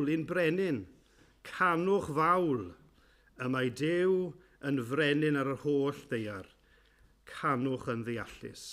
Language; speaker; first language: Welsh; native; Welsh